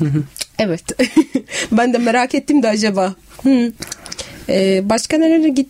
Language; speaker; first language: Turkish; non-native, fluent; Arabic